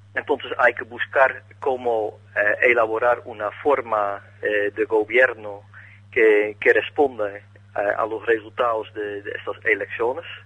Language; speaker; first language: Spanish; non-native, fluent; Dutch